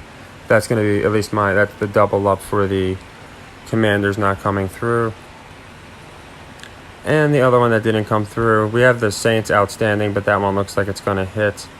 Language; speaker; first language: English; native; English